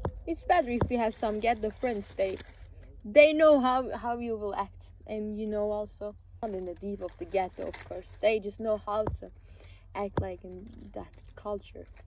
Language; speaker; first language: English; non-native, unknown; Turkish